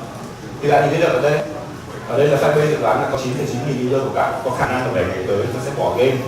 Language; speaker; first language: Vietnamese; native; Vietnamese